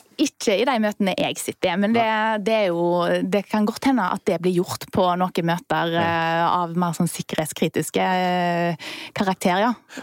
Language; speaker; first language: Norwegian; native; Norwegian